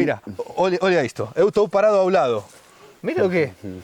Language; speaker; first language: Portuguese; non-native, learner; Spanish